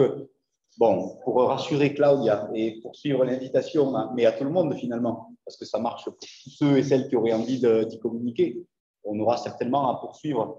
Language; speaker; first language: French; native; French